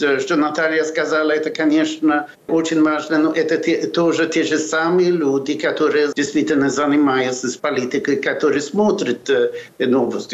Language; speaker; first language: Russian; non-native, fluent; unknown